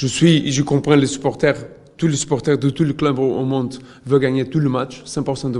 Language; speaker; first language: French; non-native, learner; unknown